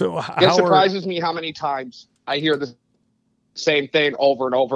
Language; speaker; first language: English; native; English